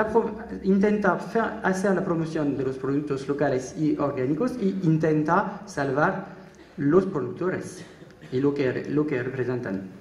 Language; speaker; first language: Spanish; non-native, learner; French